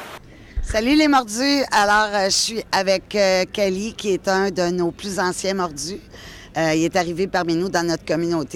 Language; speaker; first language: French; native; French